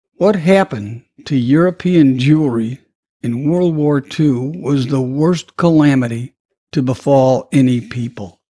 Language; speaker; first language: English; native; English